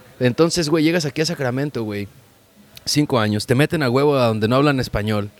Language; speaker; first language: Spanish; early bilingual, heritage; Spanish